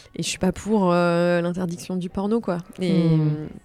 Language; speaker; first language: French; native; French